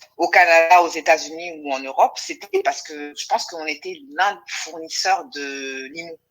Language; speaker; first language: French; non-native, local second language; Wolof